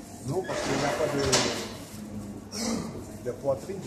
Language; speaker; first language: French; non-native, fluent; Russian